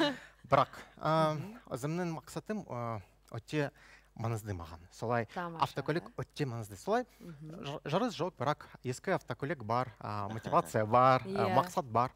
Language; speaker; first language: Kazakh; non-native, local second language; Russian